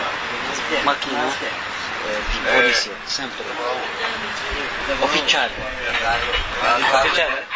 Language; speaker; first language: Italian; non-native, learner; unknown